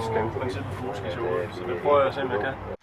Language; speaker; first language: Danish; native; Danish